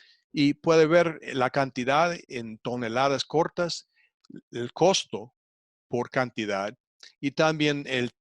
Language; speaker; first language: Spanish; non-native, fluent; English